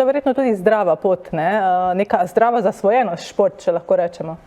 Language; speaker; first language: Slovenian; native; Slovenian